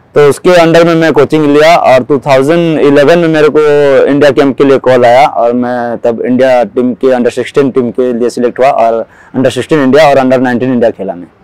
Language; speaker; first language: Hindi; non-native, local second language; Odia